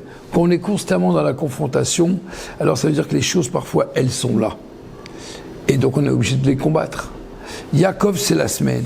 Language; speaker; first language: French; native; French